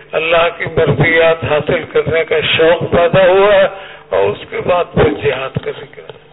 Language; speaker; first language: Urdu; native; Urdu